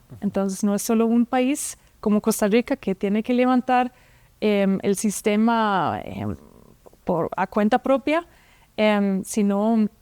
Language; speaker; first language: Spanish; non-native, fluent; German